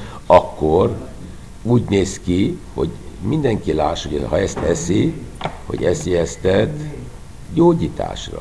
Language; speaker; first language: Hungarian; non-native, fluent; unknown